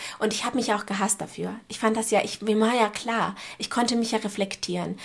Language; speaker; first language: German; native; German